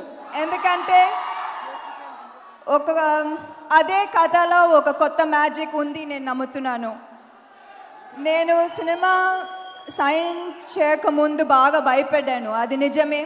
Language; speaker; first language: Telugu; non-native, fluent; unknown